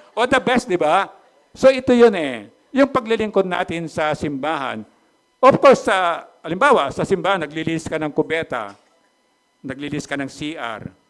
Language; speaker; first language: Filipino; native; Filipino